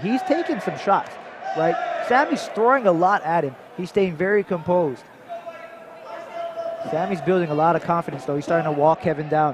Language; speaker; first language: English; native; English